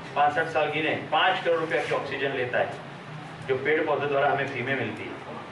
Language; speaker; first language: Hindi; non-native, local second language; Gujarati